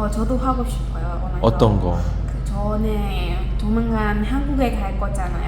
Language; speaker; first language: Korean; non-native, learner; Burmese